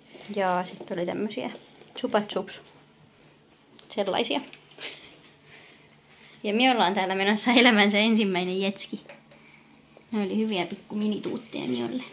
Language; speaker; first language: Finnish; native; Finnish